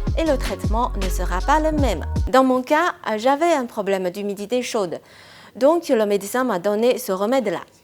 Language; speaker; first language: French; non-native, fluent; Chinese